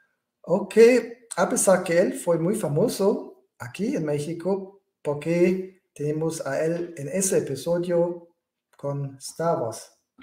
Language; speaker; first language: Spanish; non-native, fluent; German